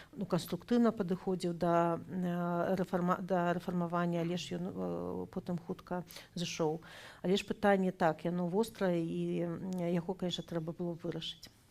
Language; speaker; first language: Belarusian; non-native, local second language; Russian